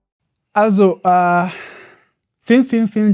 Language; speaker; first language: German; non-native, learner; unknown